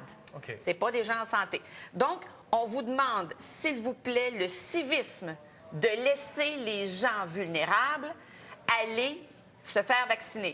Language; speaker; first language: French; native; French